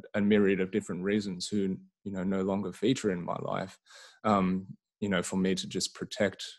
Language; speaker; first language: English; native; English